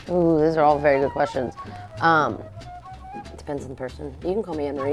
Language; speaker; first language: English; native; English